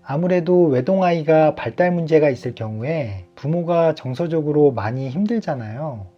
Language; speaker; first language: Korean; native; Korean